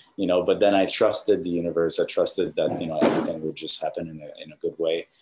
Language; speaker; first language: English; native; English